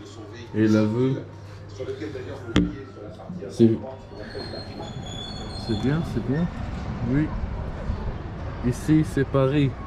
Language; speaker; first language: French; non-native, learner; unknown